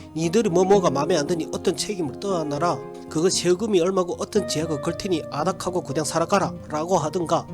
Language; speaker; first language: Korean; early bilingual, heritage; Korean